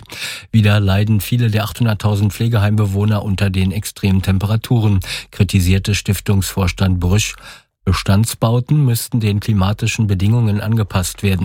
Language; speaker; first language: German; native; German